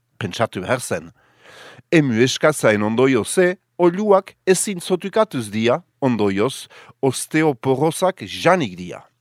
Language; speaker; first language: Basque; native; Basque